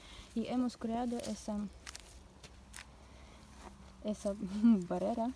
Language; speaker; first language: Spanish; non-native, learner; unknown